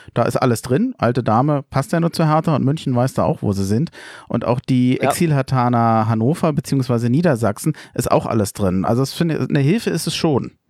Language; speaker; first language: German; native; German